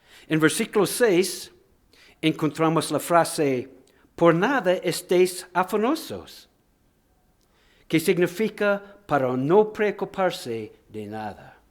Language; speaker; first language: Spanish; non-native, fluent; English